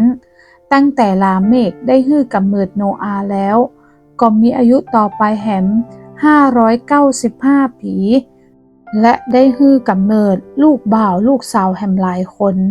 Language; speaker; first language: Thai; non-native, local second language; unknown